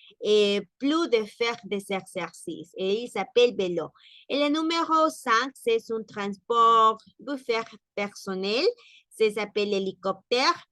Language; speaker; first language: French; non-native, learner; Spanish